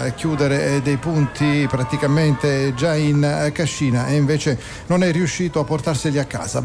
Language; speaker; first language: Italian; native; Italian